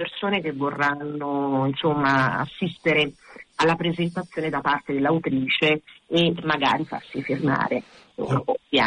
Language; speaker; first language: Italian; native; Italian